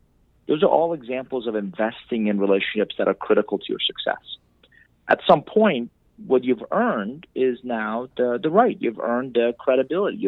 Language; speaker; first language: English; non-native, fluent; Persian